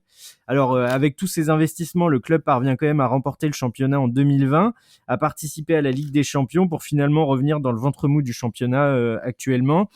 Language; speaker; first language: French; native; French